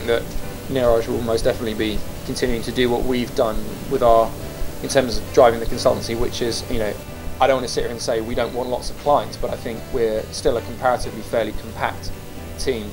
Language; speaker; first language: English; native; English